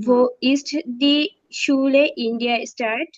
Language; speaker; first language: German; non-native, learner; Bangla